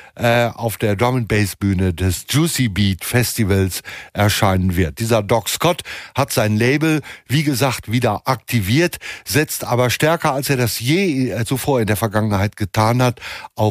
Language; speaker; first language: German; native; German